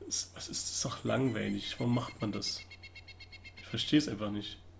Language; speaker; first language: German; native; German